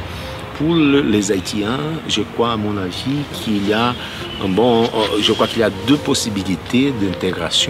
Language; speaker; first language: French; non-native, fluent; Portuguese